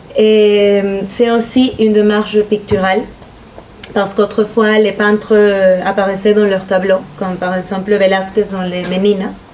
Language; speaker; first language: French; non-native, fluent; Spanish